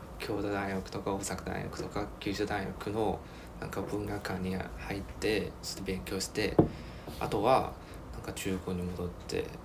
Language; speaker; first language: Japanese; non-native, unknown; Chinese